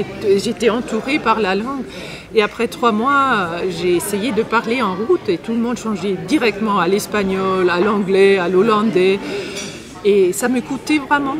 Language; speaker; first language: French; non-native, fluent; German